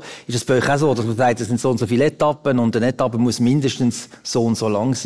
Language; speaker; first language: German; native; German